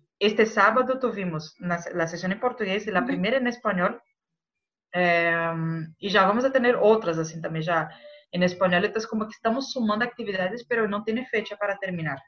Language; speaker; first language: Spanish; non-native, fluent; Portuguese